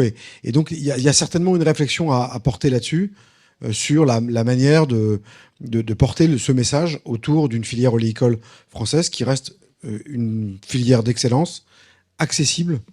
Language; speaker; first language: French; native; French